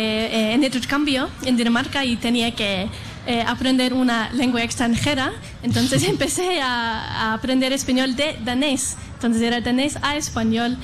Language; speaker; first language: Spanish; non-native, fluent; English